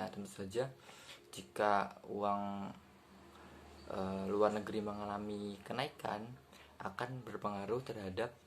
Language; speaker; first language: Indonesian; native; Indonesian